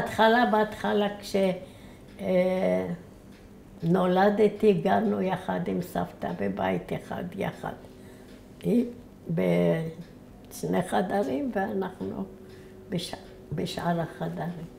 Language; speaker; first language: Hebrew; early bilingual, other home language; Arabic